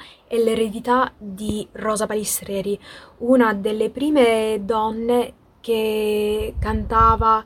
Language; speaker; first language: Italian; non-native, fluent; English